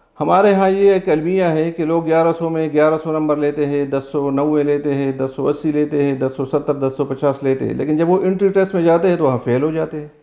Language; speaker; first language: Urdu; non-native, local second language; Pashto